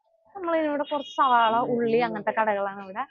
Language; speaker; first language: Malayalam; native; Malayalam